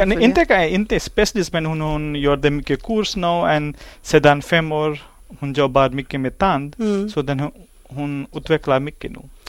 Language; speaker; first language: Swedish; non-native, learner; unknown